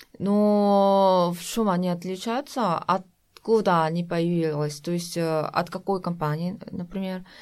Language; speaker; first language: Russian; non-native, fluent; Korean